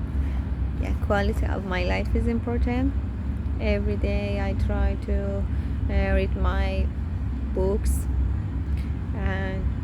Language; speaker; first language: English; non-native, learner; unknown